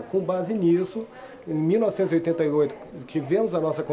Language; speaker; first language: Portuguese; native; Portuguese